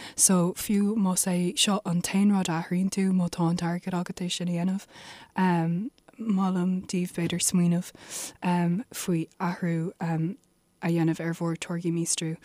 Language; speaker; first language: Irish; non-native, local second language; English